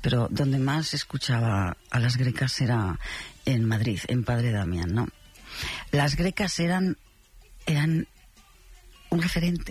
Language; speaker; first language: Spanish; native; Spanish